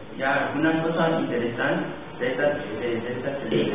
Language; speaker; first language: Catalan; non-native, learner; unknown